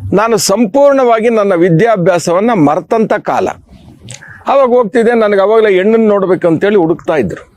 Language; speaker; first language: Kannada; native; Kannada